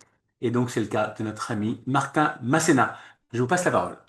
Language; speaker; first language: French; native; French